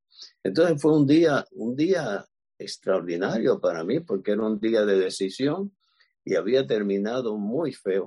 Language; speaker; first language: Spanish; native; Spanish